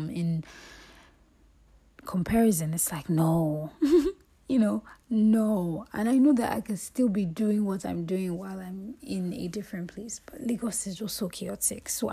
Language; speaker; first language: English; non-native, local second language; Yoruba